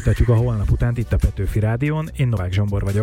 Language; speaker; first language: Hungarian; native; Hungarian